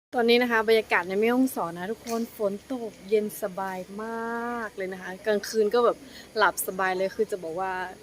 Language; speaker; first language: Thai; native; Thai